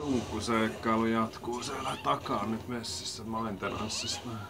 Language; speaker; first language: Finnish; native; Finnish